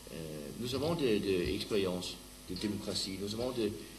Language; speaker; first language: French; non-native, learner; Danish